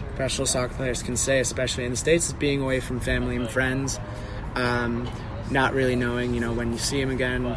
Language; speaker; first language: English; native; English